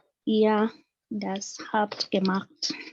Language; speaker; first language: German; non-native, learner; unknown